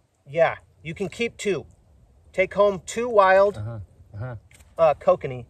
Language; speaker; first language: English; native; English